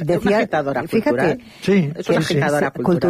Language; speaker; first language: Spanish; native; Spanish